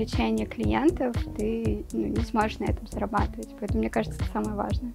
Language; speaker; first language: Russian; native; Russian